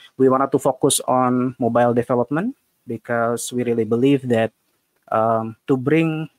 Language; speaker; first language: English; non-native, fluent; Indonesian